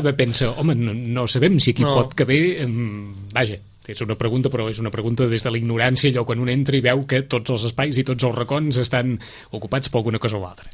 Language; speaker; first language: Catalan; native; Catalan